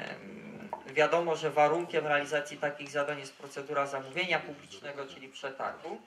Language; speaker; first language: Polish; native; Polish